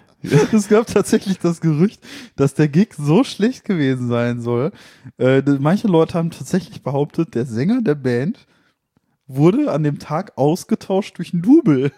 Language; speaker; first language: German; native; German